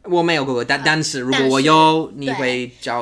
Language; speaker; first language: Chinese; non-native, learner; English